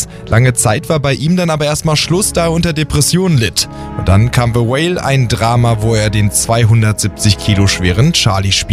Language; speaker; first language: German; native; German